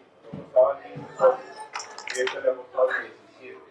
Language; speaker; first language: Spanish; native; Spanish